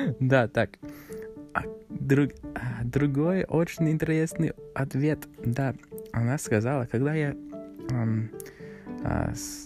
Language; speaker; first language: Russian; non-native, learner; English